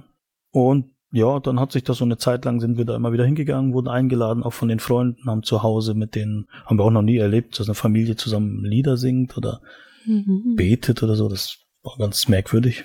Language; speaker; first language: German; native; German